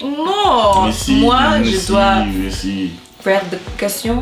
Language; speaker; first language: French; non-native, learner; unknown